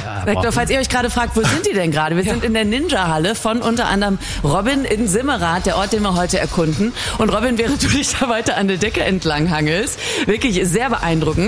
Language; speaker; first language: German; native; German